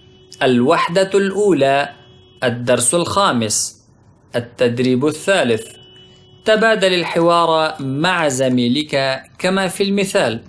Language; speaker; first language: Arabic; non-native, fluent; Pashto